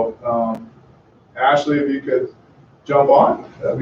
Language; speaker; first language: English; native; English